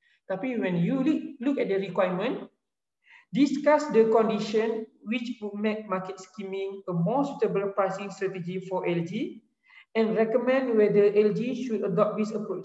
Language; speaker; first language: English; non-native, local second language; Malay